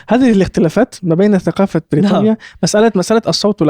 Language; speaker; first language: Arabic; native; Arabic